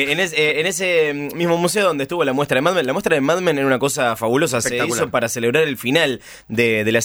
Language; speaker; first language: Spanish; native; Spanish